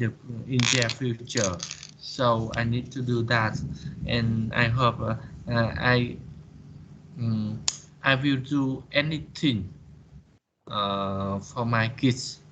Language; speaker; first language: English; non-native, learner; Vietnamese